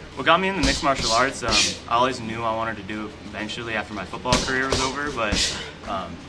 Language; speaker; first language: English; native; English